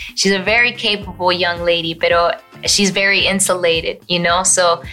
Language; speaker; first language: Spanish; early bilingual, heritage; Spanish